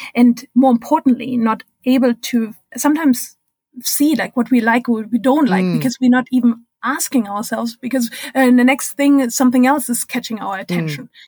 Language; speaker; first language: English; non-native, fluent; German